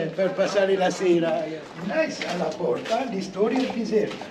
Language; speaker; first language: Italian; non-native, learner; Arabic